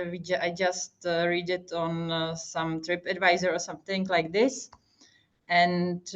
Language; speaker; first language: English; non-native, fluent; Hungarian